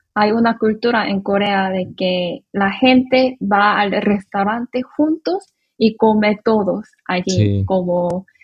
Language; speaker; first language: Spanish; non-native, learner; Korean